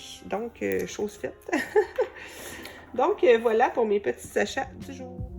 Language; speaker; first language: French; native; French